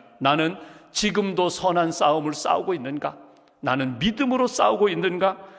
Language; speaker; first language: Korean; native; Korean